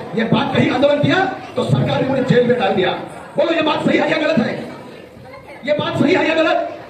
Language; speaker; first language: Hindi; non-native, local second language; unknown